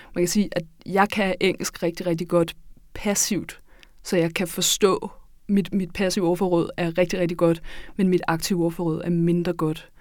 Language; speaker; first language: Danish; early bilingual, other home language; Norwegian